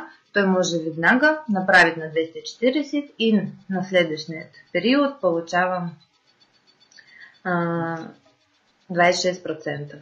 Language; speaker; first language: Bulgarian; non-native, fluent; Russian